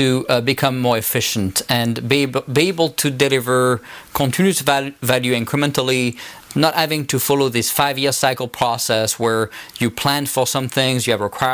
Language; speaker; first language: English; non-native, fluent; French